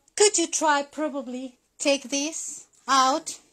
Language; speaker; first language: English; non-native, learner; Spanish